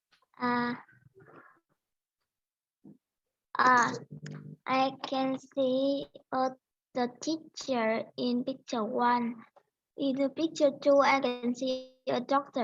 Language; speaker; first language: English; non-native, learner; Vietnamese